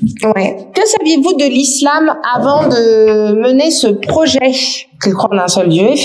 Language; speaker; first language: French; native; French